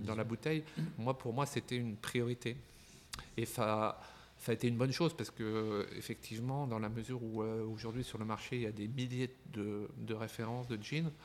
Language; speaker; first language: French; native; French